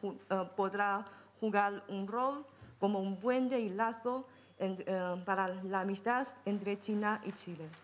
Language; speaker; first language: Spanish; non-native, fluent; Chinese